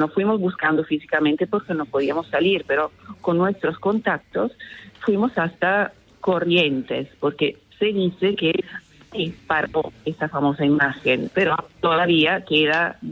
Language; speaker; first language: Spanish; non-native, fluent; Italian